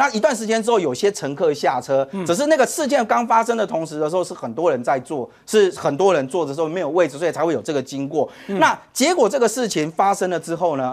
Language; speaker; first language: Chinese; native; Chinese